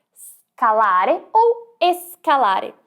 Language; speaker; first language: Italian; non-native, fluent; Portuguese